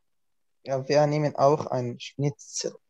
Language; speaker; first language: German; non-native, learner; Arabic